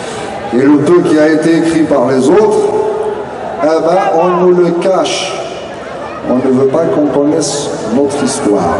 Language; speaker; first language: French; non-native, local second language; Kabyle